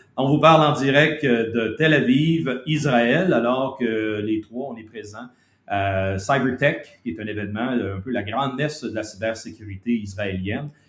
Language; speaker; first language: French; native; French